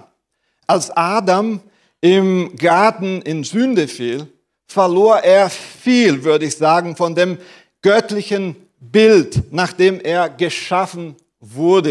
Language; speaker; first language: German; non-native, fluent; Portuguese